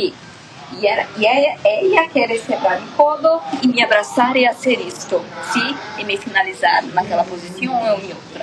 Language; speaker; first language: Spanish; non-native, learner; Portuguese